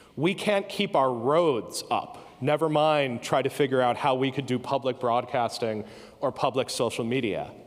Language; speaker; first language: English; native; English